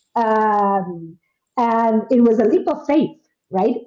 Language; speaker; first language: English; non-native, fluent; Spanish